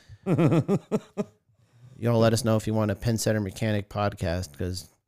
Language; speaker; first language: English; native; English